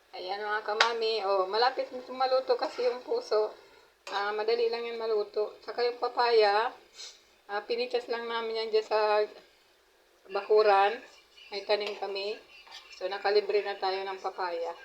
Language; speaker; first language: Filipino; non-native, local second language; Bikol